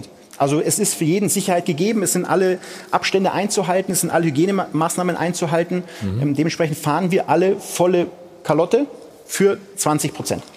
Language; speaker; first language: German; native; German